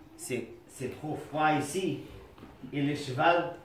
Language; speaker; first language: French; non-native, learner; Portuguese